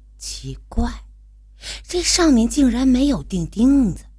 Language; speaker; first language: Chinese; native; Chinese